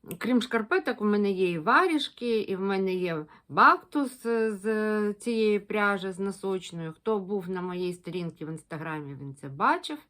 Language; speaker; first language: Ukrainian; non-native, local second language; Russian